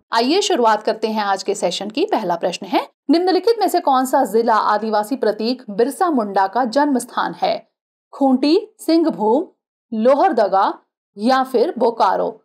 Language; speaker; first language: Hindi; native; Hindi